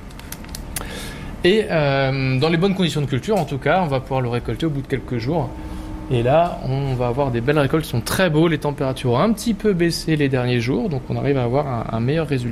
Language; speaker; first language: French; native; French